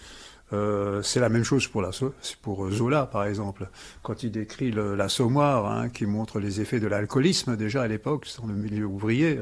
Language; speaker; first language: French; non-native, local second language; Swiss German